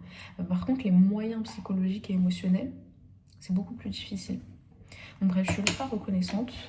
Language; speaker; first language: French; native; French